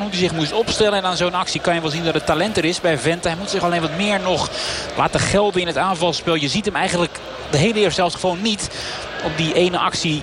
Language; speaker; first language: Dutch; native; Dutch